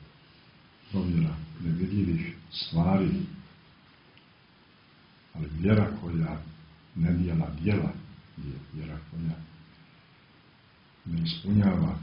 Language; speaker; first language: Croatian; native; Croatian